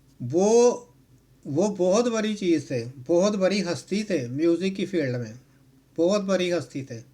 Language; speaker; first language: Urdu; non-native, local second language; Punjabi